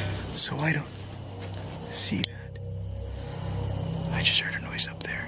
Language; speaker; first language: English; native; English